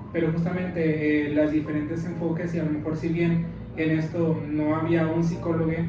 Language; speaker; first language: Spanish; native; Spanish